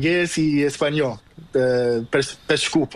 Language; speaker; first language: Spanish; non-native, learner; Portuguese